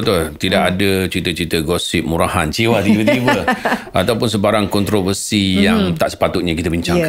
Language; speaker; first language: Malay; native; Malay